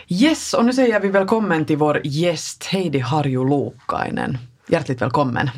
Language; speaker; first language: Swedish; native; Swedish